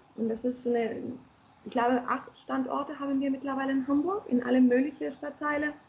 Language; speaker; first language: German; non-native, fluent; Spanish